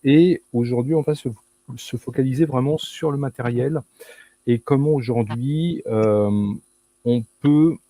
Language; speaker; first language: French; native; French